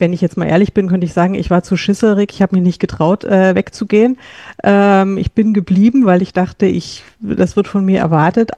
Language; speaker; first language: German; native; German